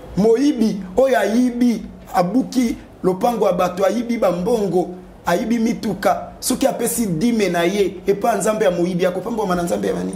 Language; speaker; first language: Lingala; native; Lingala